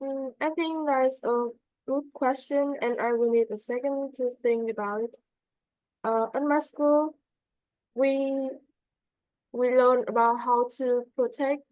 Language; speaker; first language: English; non-native, learner; Vietnamese